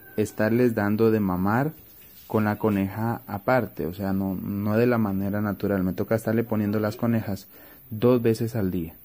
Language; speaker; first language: Spanish; native; Spanish